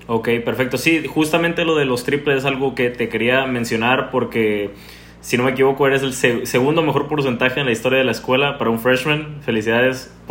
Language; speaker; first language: Spanish; native; Spanish